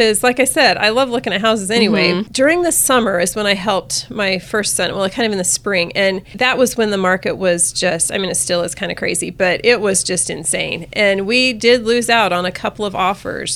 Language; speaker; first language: English; native; English